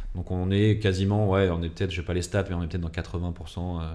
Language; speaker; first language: French; native; French